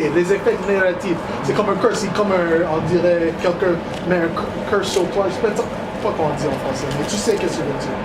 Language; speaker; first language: French; non-native, learner; English